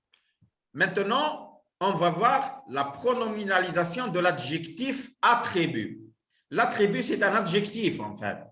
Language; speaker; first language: French; non-native, local second language; Arabic